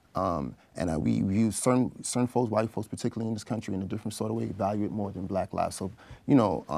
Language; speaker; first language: English; native; English